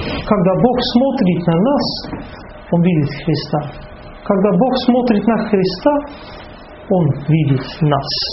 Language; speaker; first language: Russian; non-native, fluent; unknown